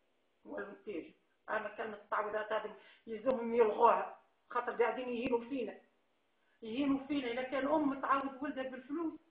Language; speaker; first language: Arabic; native; Arabic